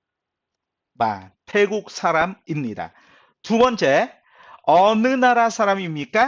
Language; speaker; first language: Korean; non-native, fluent; Khmer